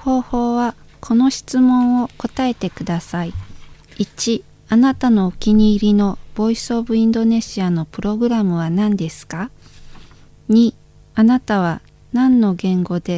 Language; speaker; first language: Japanese; non-native, fluent; Indonesian